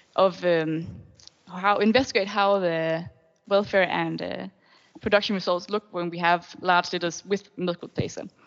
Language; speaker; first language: English; non-native, fluent; Danish